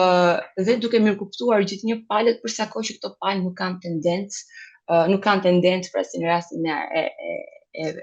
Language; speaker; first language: Albanian; native; Albanian